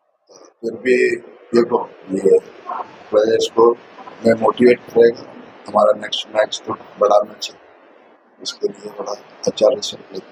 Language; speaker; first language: Hindi; non-native, local second language; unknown